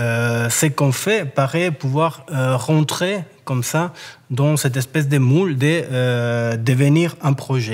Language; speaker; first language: French; native; French